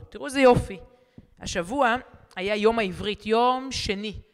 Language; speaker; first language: Hebrew; native; Hebrew